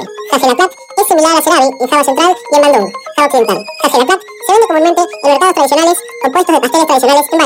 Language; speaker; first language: Spanish; non-native, fluent; Indonesian